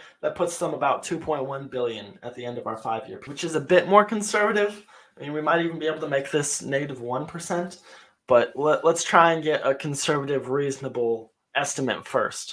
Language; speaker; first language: English; native; English